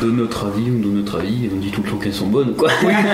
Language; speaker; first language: French; native; French